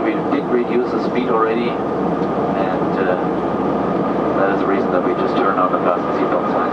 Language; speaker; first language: English; non-native, fluent; German